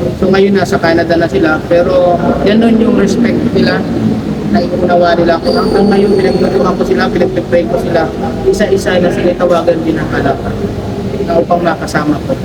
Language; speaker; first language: Filipino; native; Filipino